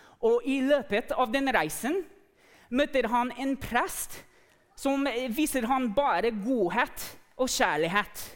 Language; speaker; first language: Norwegian; non-native, fluent; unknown